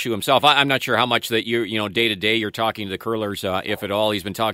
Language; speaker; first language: English; native; English